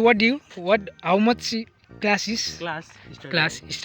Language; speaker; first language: English; non-native, learner; Nepali